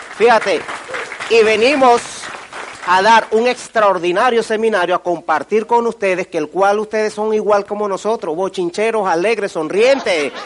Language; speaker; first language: Spanish; native; Spanish